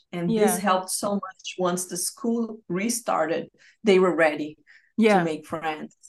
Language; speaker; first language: English; non-native, fluent; Portuguese